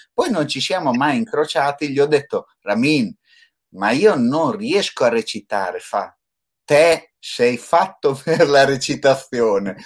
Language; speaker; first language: Italian; native; Italian